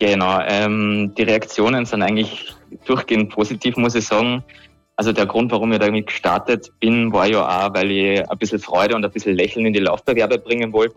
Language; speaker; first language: German; native; German